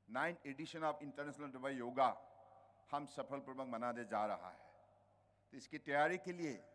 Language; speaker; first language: Hindi; native; Hindi